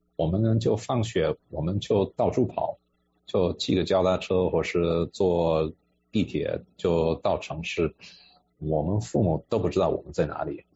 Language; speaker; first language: Chinese; non-native, fluent; English